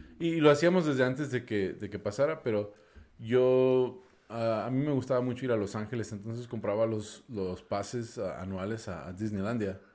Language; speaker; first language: Spanish; non-native, fluent; English